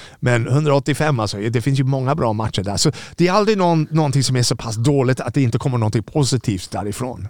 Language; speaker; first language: Swedish; non-native, fluent; English